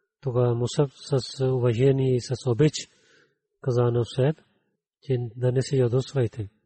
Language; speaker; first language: Bulgarian; non-native, learner; Urdu